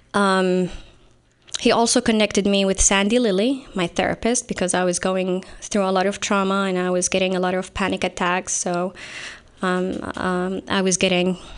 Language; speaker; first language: English; non-native, fluent; Arabic